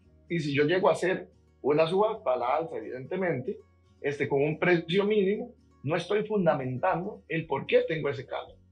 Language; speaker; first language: Spanish; native; Spanish